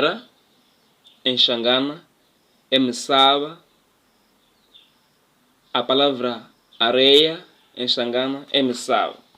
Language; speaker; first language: Portuguese; non-native, local second language; Tsonga